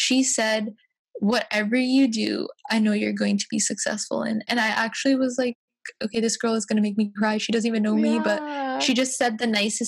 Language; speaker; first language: English; native; English